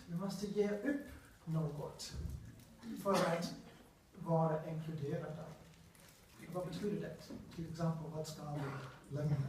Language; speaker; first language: Swedish; non-native, learner; English